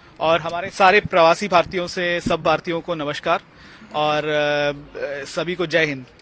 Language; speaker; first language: Hindi; non-native, local second language; Marathi